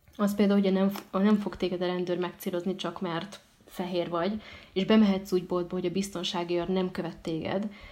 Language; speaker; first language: Hungarian; early bilingual, other home language; Arabic